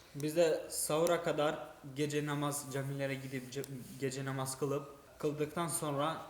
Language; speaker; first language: Turkish; non-native, fluent; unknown